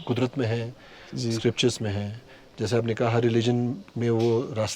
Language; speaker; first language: Hindi; native; Hindi